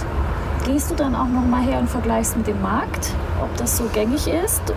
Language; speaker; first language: German; native; German